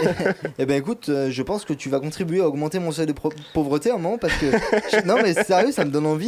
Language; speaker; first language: French; native; French